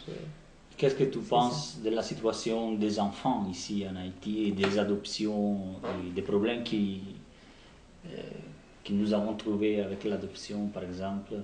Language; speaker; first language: French; non-native, learner; Italian